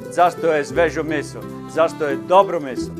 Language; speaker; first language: Macedonian; non-native, learner; Italian